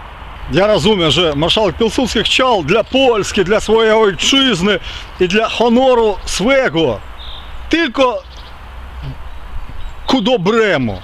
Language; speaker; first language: Polish; early bilingual, heritage; Ukrainian